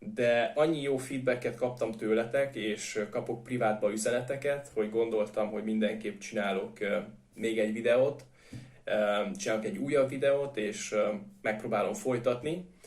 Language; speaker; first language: Hungarian; native; Hungarian